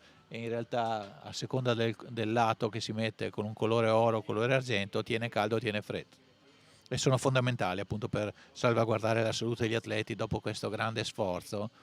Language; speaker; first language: Italian; native; Italian